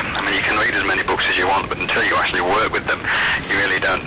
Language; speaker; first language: English; native; English